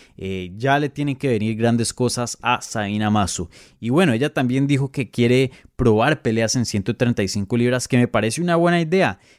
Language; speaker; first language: Spanish; native; Spanish